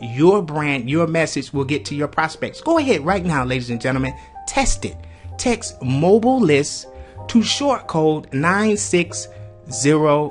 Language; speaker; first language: English; native; English